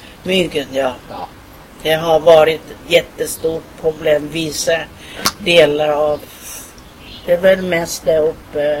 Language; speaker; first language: Swedish; non-native, fluent; Thai